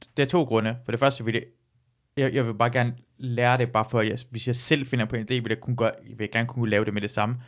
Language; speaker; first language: Danish; early bilingual, other home language; Persian